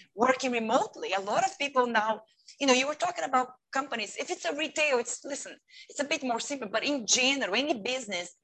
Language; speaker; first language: English; non-native, fluent; Portuguese